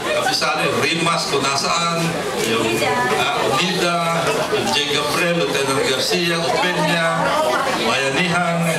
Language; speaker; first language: Filipino; native; Filipino